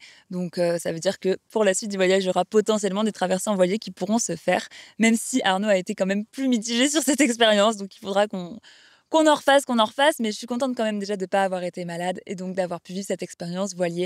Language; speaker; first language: French; native; French